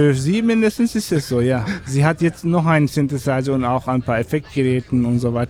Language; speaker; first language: German; non-native, fluent; Turkish